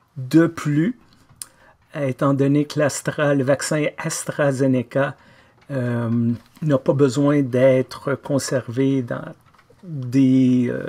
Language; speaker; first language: French; native; French